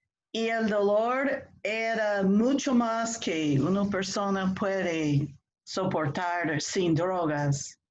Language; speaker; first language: Spanish; non-native, fluent; English